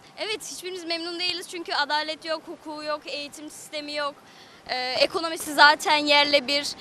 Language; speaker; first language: Turkish; native; Turkish